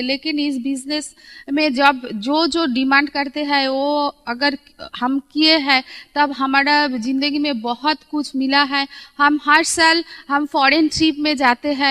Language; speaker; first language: Hindi; non-native, local second language; Bangla